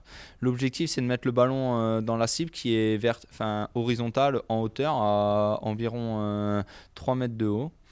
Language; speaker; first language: French; native; French